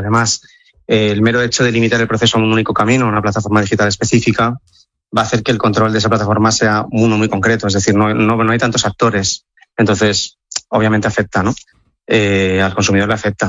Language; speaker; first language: Spanish; native; Spanish